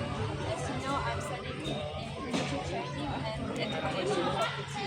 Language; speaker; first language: English; non-native, fluent; Tajik